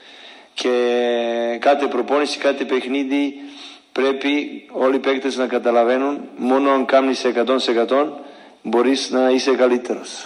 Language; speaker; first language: Greek; non-native, fluent; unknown